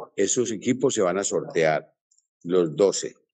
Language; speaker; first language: Spanish; native; Spanish